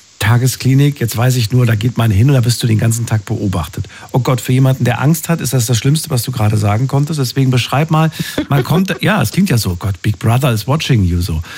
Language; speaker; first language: German; native; German